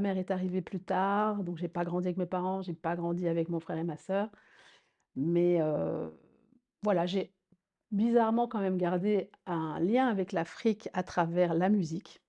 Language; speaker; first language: French; early bilingual, other home language; Rundi